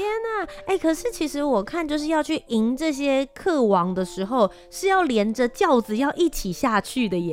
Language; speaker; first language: Chinese; native; Chinese